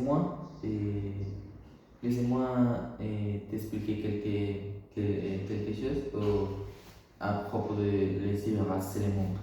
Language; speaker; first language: French; non-native, learner; Spanish